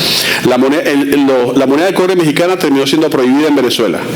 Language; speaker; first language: Spanish; native; Spanish